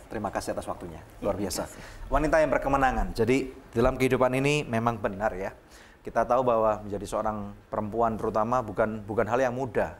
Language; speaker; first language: Indonesian; native; Indonesian